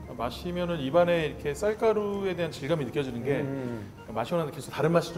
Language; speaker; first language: Korean; native; Korean